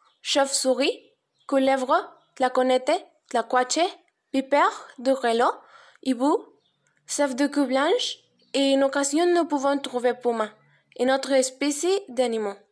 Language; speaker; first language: French; non-native, learner; Spanish